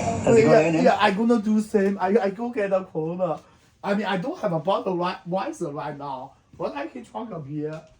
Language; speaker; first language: English; non-native, learner; Chinese